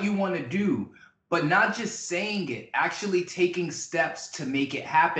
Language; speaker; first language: English; native; English